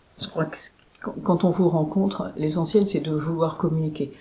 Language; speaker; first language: French; native; French